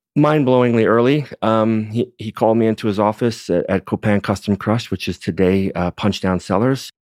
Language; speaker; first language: English; native; English